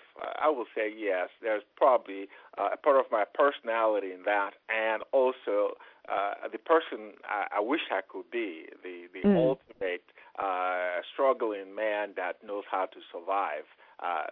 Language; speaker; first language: English; non-native, local second language; Igbo